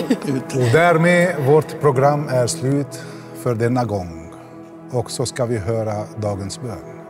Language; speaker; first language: Swedish; non-native, fluent; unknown